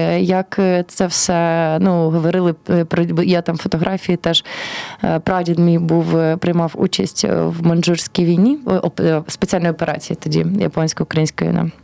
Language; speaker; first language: Ukrainian; early bilingual, heritage; Ukrainian